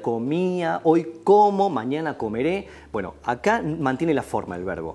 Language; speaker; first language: Spanish; native; Spanish